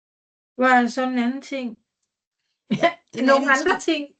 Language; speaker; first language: Danish; non-native, learner; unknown